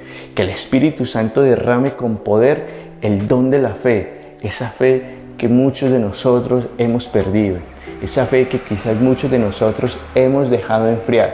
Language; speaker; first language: Spanish; native; Spanish